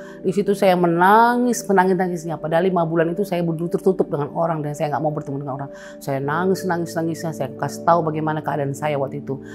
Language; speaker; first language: Indonesian; native; Indonesian